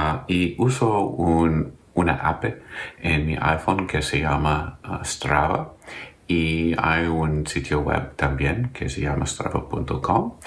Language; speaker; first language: Spanish; non-native, learner; English